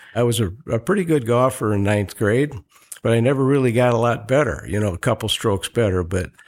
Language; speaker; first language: English; native; English